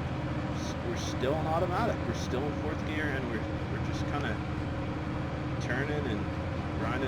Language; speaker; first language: English; native; English